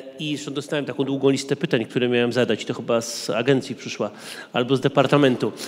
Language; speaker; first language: Polish; native; Polish